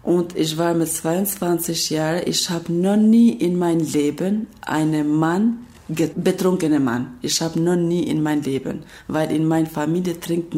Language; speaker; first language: German; non-native, learner; Albanian